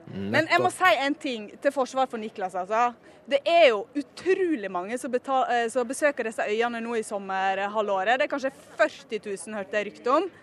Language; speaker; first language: Norwegian; native; Norwegian